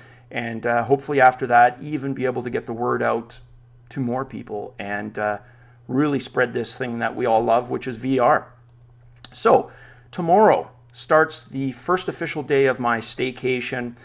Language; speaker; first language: English; native; English